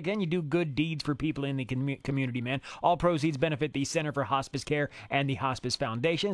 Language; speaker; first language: English; native; English